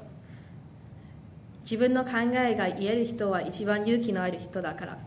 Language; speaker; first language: Japanese; non-native, learner; English